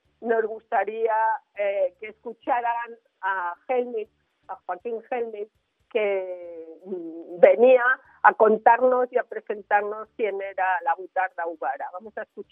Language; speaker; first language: Spanish; native; Spanish